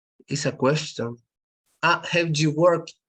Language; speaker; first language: English; non-native, learner; Spanish